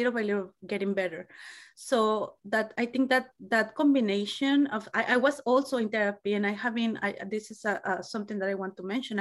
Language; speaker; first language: English; non-native, fluent; Spanish